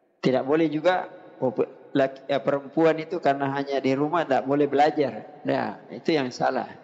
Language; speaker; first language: Indonesian; native; Indonesian